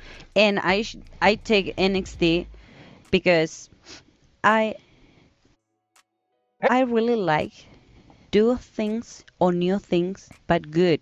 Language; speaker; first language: English; non-native, learner; Spanish